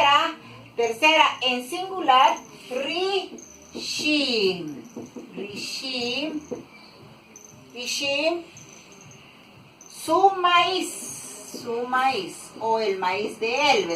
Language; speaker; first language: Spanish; non-native, local second language; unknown